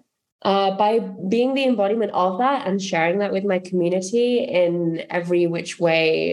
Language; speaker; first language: English; native; English